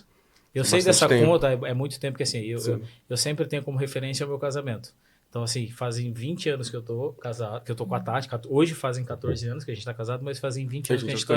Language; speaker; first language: Portuguese; native; Portuguese